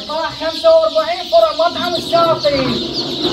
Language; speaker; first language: Arabic; native; Arabic